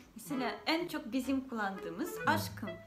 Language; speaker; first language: Turkish; non-native, fluent; Russian